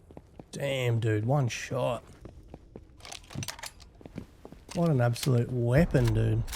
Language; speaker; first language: English; native; English